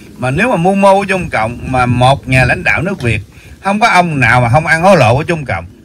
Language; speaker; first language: Vietnamese; native; Vietnamese